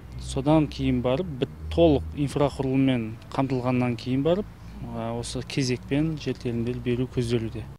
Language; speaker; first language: Kazakh; native; Kazakh